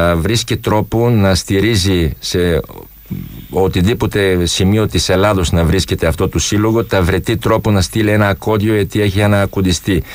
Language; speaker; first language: Greek; non-native, fluent; Polish